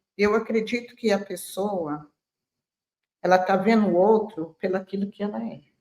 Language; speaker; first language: Portuguese; native; Portuguese